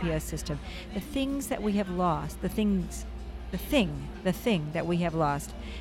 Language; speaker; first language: English; native; English